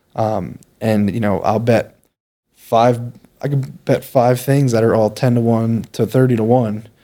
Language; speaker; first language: English; native; English